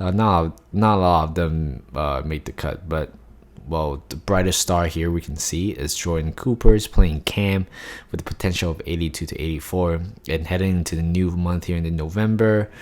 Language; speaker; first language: English; non-native, fluent; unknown